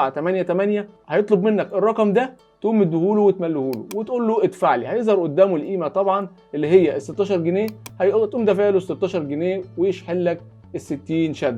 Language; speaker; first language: Arabic; native; Arabic